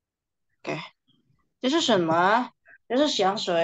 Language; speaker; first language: Chinese; non-native, fluent; Indonesian